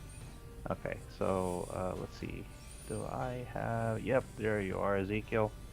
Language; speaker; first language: English; native; English